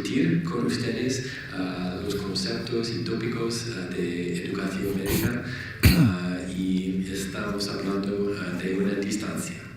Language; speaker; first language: Spanish; non-native, learner; English